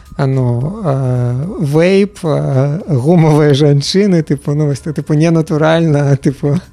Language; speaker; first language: Belarusian; non-native, local second language; Russian